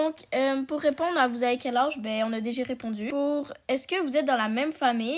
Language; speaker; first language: French; native; French